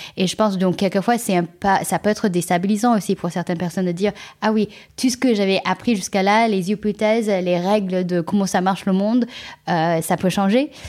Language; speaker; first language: French; non-native, fluent; Chinese